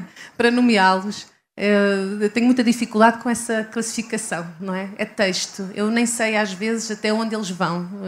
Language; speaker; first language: Portuguese; native; Portuguese